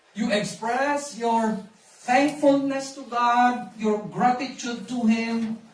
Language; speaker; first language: English; non-native, local second language; Filipino